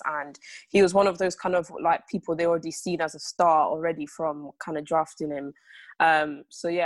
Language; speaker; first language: English; native; English